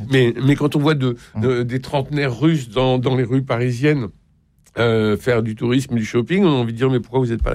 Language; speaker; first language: French; native; French